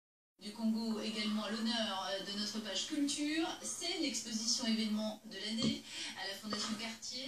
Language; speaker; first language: French; native; French